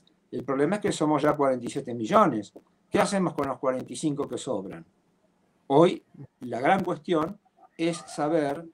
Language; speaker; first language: Spanish; native; Spanish